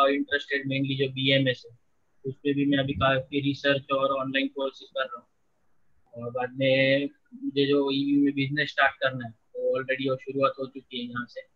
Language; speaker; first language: Hindi; non-native, local second language; Gujarati